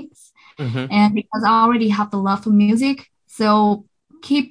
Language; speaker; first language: English; non-native, fluent; Vietnamese